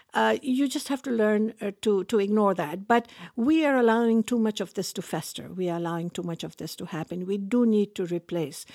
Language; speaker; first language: English; non-native, local second language; Urdu